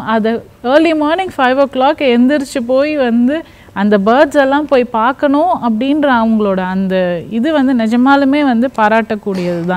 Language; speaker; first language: Tamil; native; Tamil